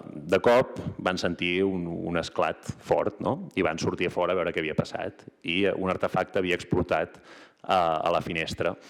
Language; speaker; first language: Catalan; native; Catalan